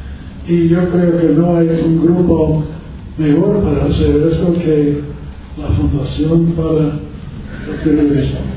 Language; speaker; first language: Spanish; non-native, learner; English